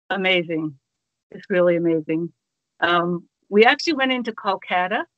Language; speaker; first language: English; native; English